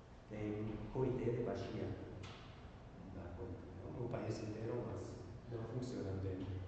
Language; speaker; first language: Portuguese; non-native, learner; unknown